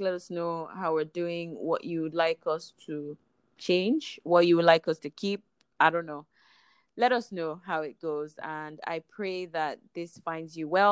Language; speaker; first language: English; non-native, local second language; Igbo